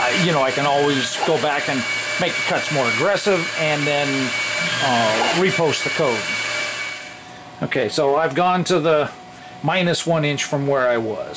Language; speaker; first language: English; native; English